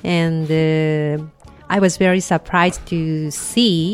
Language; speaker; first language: English; non-native, fluent; Japanese